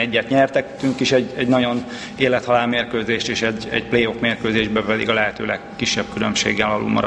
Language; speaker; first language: Hungarian; native; Hungarian